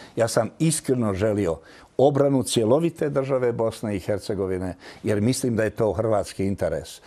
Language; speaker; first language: Croatian; native; Croatian